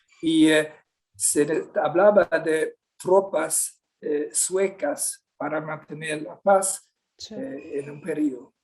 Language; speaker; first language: Spanish; non-native, fluent; Swedish